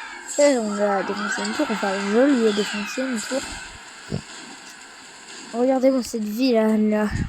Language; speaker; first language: French; native; French